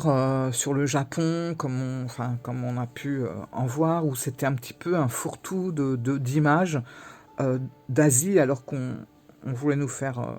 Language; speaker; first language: French; native; French